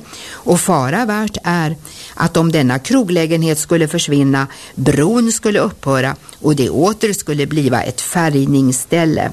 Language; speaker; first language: Swedish; native; Swedish